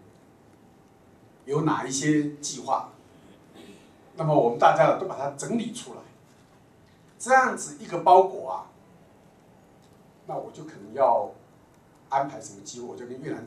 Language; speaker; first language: Chinese; native; Chinese